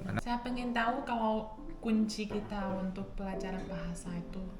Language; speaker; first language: Indonesian; non-native, fluent; Chinese